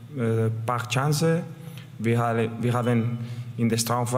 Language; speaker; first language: German; non-native, learner; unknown